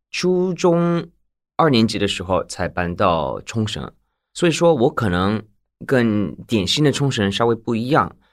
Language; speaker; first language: Chinese; non-native, fluent; Japanese